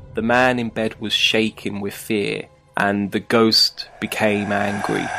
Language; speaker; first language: English; native; English